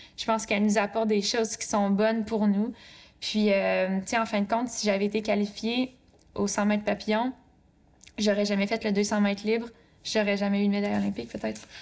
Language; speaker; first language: French; native; French